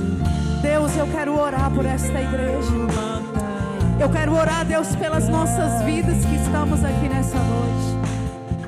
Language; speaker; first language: Portuguese; native; Portuguese